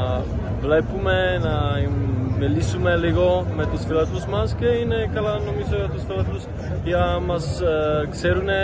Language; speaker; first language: Greek; non-native, fluent; Czech